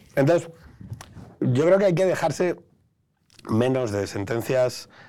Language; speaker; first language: Spanish; native; Spanish